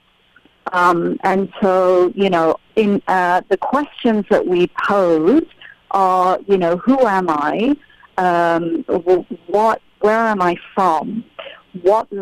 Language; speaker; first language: English; native; English